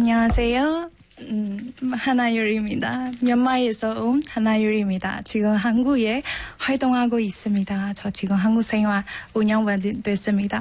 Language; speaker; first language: Korean; non-native, learner; Burmese